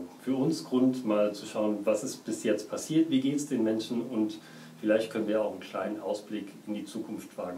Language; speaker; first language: German; native; German